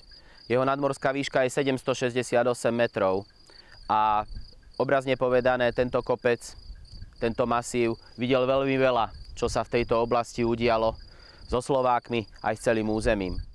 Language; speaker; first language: Slovak; native; Slovak